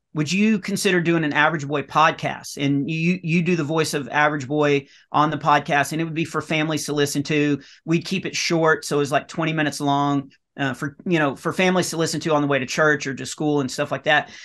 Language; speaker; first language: English; native; English